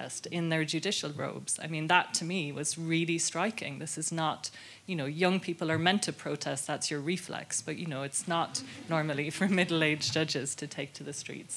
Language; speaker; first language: English; native; English